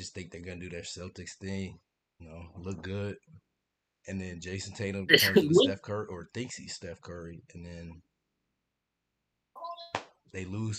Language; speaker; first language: English; native; English